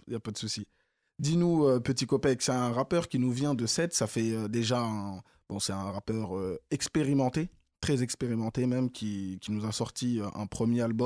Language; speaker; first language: French; native; French